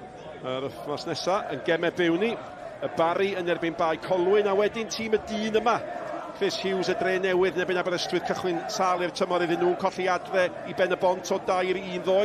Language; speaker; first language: Welsh; native; Welsh